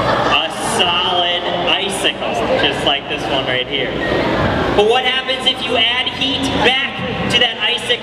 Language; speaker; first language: English; native; English